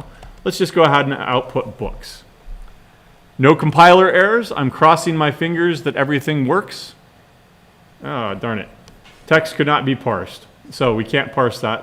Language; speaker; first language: English; native; English